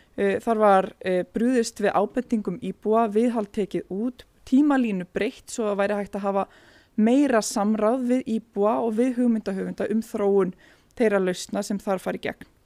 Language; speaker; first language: Icelandic; native; Icelandic